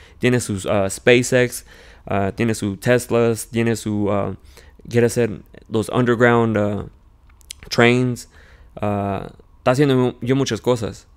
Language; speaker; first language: Spanish; early bilingual, heritage; Spanish